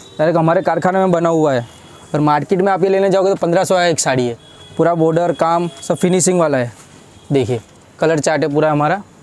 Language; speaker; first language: Hindi; non-native, local second language; Gujarati